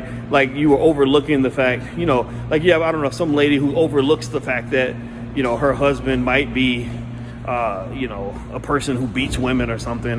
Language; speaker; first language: English; native; English